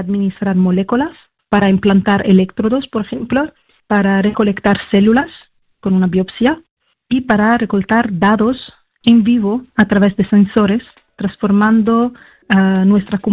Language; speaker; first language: Spanish; non-native, fluent; French